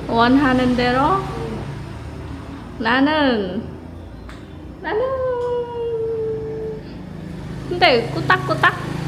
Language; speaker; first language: Korean; non-native, learner; Vietnamese